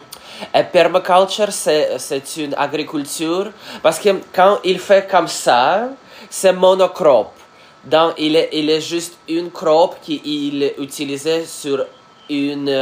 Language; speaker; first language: French; non-native, learner; Russian